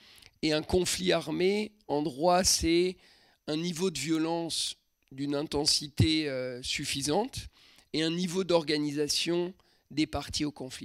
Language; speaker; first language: French; native; French